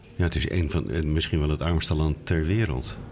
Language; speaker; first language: Dutch; native; Dutch